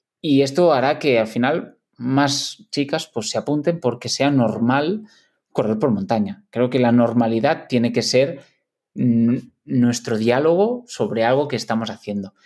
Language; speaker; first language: Spanish; non-native, local second language; Catalan